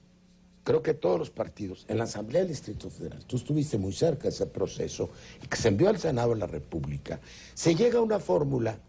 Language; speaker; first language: Spanish; native; Spanish